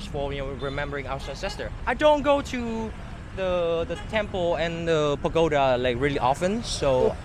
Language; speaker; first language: English; non-native, fluent; Vietnamese